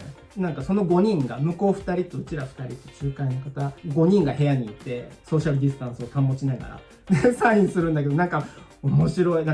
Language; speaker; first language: Japanese; native; Japanese